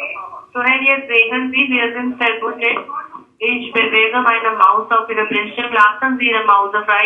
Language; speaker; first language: German; non-native, learner; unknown